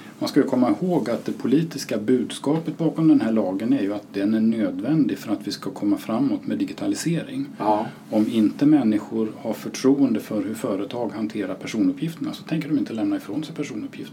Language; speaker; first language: Swedish; native; Swedish